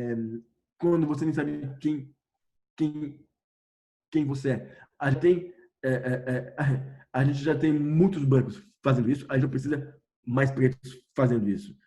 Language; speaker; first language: Portuguese; non-native, fluent; French